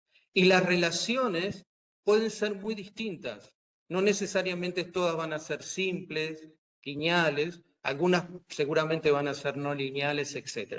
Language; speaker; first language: Spanish; native; Spanish